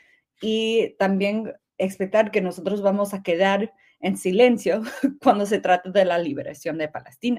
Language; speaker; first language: Spanish; early bilingual, heritage; English